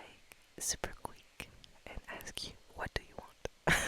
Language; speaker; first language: English; non-native, fluent; French